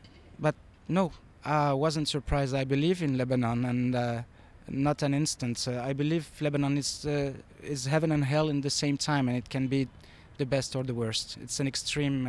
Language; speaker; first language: English; non-native, fluent; French